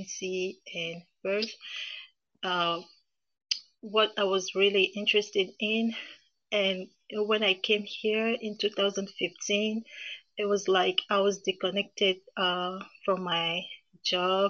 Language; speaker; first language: English; non-native, fluent; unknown